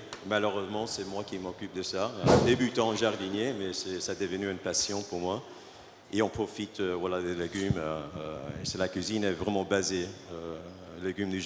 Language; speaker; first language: French; non-native, learner; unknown